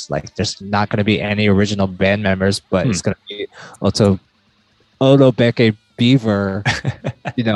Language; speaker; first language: English; native; English